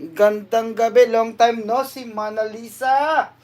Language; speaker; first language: Filipino; native; Filipino